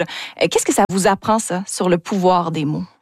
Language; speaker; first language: French; native; French